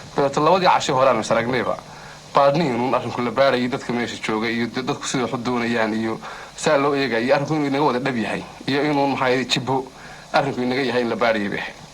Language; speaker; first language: Somali; native; Somali